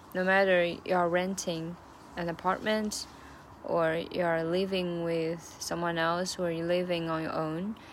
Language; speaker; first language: English; non-native, fluent; Chinese